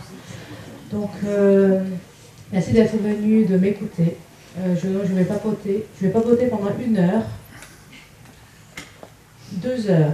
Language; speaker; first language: French; non-native, fluent; Chinese